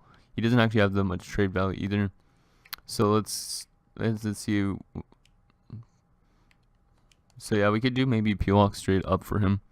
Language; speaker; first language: English; native; English